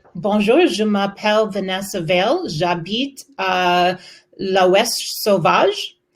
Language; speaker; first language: French; non-native, learner; English